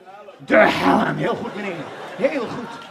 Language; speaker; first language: Dutch; native; Dutch